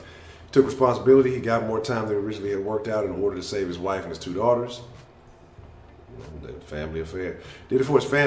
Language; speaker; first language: English; native; English